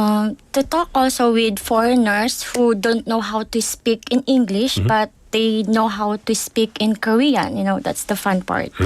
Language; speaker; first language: English; non-native, local second language; Filipino